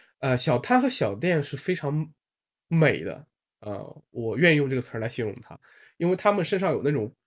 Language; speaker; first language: Chinese; native; Chinese